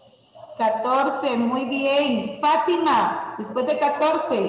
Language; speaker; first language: Spanish; native; Spanish